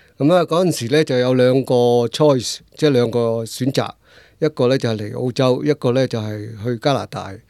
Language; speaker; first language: Cantonese; native; Cantonese